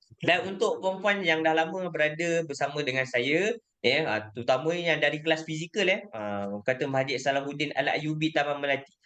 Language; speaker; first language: Malay; native; Malay